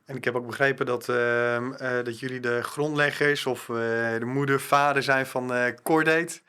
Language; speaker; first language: Dutch; native; Dutch